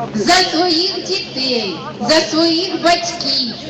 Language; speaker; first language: Ukrainian; non-native, local second language; Russian